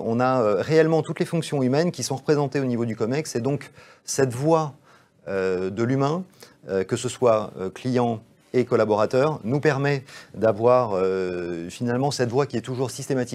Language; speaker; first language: French; native; French